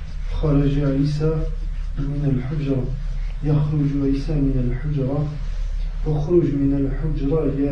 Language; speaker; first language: Arabic; non-native, learner; French